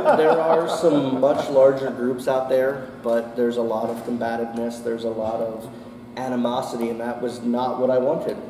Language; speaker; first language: English; native; English